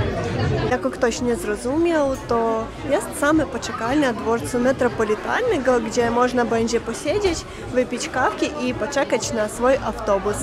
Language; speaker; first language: Polish; non-native, fluent; Ukrainian